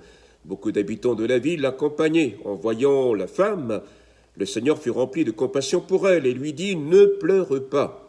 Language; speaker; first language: French; native; French